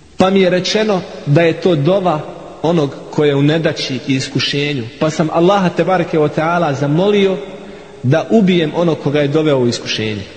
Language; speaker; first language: Bosnian; non-native, fluent; Arabic